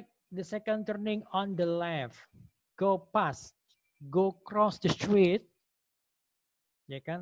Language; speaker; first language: English; non-native, fluent; Indonesian